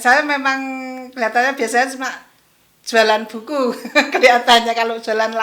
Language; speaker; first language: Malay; non-native, local second language; Javanese